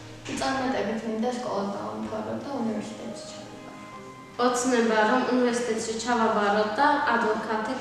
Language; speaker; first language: Georgian; non-native, local second language; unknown